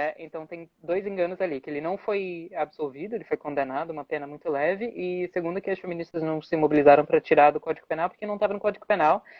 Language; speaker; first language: Portuguese; non-native, fluent; English